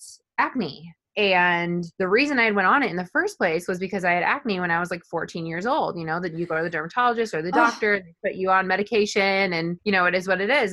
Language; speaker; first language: English; native; English